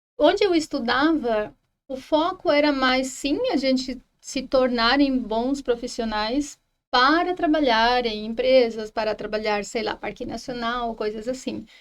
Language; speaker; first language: Portuguese; non-native, fluent; Spanish